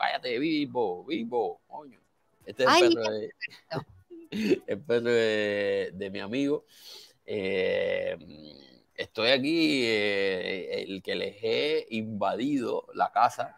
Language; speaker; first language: Spanish; native; Spanish